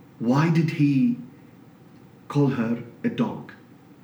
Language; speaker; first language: English; non-native, fluent; Arabic